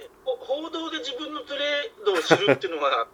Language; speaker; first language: Japanese; native; Japanese